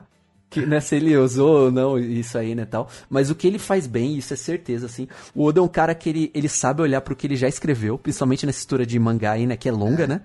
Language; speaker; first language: Portuguese; native; Portuguese